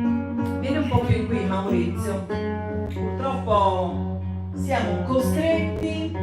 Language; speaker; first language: Italian; native; Italian